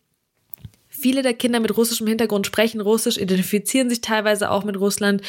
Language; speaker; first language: German; early bilingual, other home language; Russian